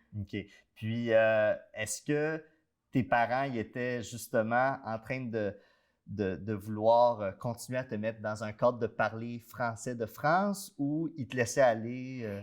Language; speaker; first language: French; native; French